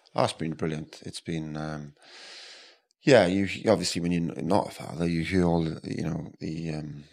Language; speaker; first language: English; native; English